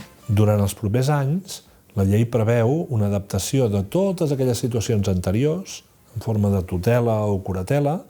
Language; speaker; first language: Catalan; native; Catalan